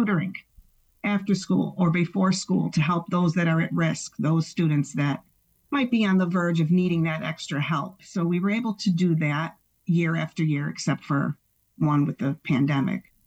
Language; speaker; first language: English; native; English